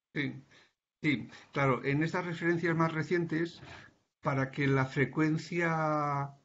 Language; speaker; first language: Spanish; native; Spanish